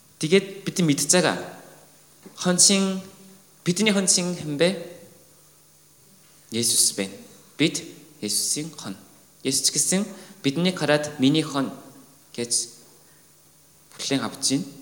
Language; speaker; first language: Mongolian; non-native, fluent; Korean